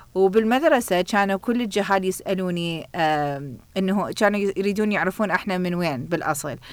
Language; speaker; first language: Arabic; early bilingual, heritage; Arabic